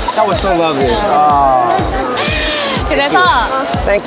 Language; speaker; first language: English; non-native, fluent; Thai